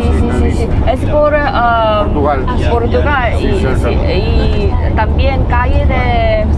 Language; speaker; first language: Spanish; non-native, learner; Korean